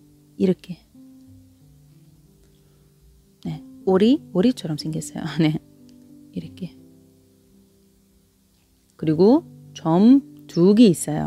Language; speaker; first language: Korean; non-native, learner; Arabic